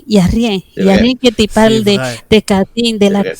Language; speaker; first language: French; non-native, fluent; Spanish